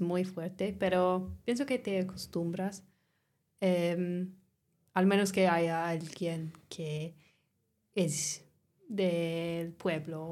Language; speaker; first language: Spanish; non-native, learner; English